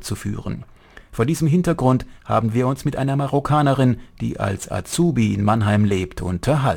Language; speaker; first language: German; native; German